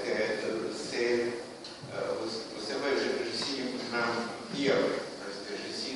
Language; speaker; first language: French; non-native, fluent; Russian